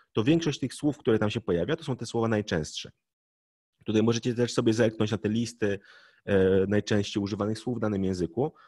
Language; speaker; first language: Polish; native; Polish